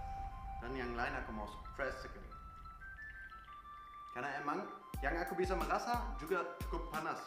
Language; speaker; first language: Indonesian; non-native, fluent; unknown